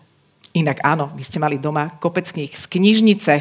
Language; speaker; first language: Slovak; native; Slovak